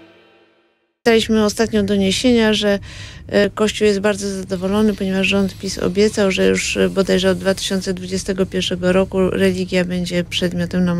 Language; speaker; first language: Polish; native; Polish